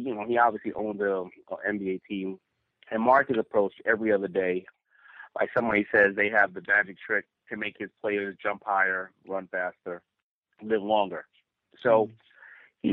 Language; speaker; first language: English; native; English